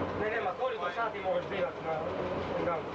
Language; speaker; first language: Slovenian; non-native, learner; Italian